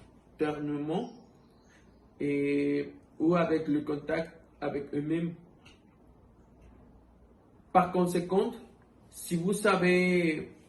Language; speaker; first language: French; non-native, fluent; Spanish